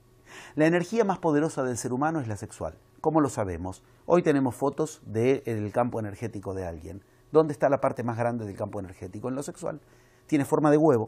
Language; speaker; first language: Spanish; native; Spanish